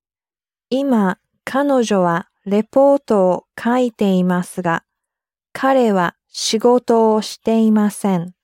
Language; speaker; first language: Japanese; non-native, learner; English